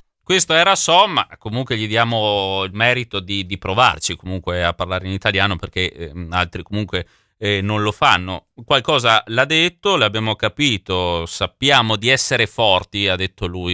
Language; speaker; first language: Italian; native; Italian